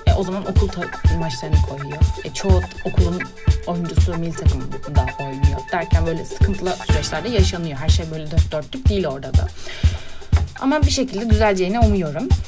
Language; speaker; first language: Turkish; native; Turkish